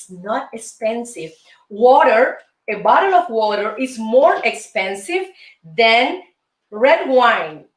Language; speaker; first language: English; non-native, fluent; Spanish